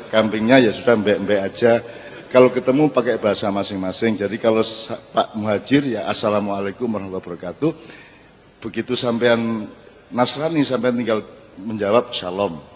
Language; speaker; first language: Indonesian; non-native, local second language; Javanese